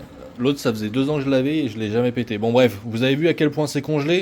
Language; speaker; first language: French; native; French